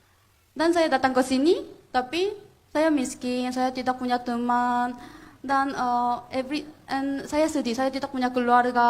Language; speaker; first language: Indonesian; non-native, fluent; Korean